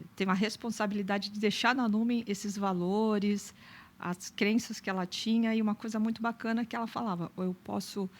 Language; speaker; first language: Portuguese; native; Portuguese